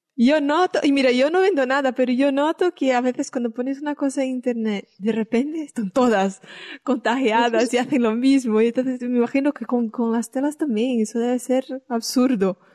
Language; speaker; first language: Spanish; non-native, fluent; Portuguese